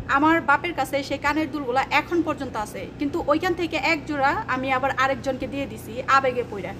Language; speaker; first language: Bangla; native; Bangla